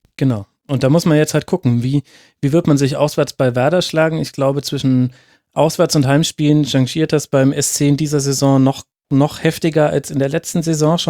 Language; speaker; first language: German; native; German